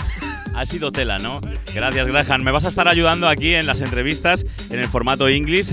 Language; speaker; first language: Spanish; native; Spanish